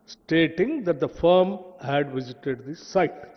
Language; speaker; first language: English; non-native, local second language; Telugu